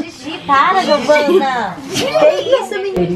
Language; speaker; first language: Portuguese; native; Portuguese